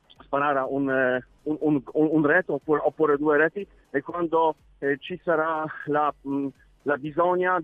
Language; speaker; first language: Italian; non-native, learner; Polish